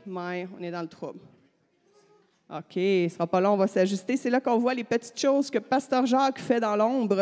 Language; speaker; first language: French; native; French